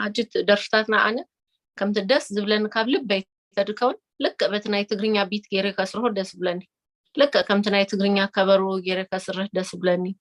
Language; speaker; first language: Tigrinya; early bilingual, heritage; Tigrinya